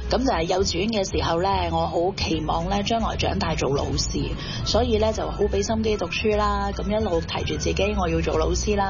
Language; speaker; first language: Chinese; native; Chinese